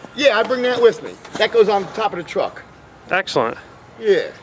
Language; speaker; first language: English; native; English